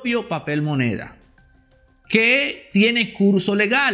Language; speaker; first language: Spanish; native; Spanish